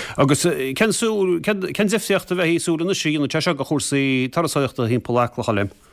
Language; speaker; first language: Irish; native; Irish